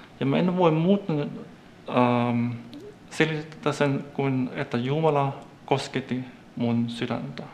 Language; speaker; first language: Finnish; non-native, fluent; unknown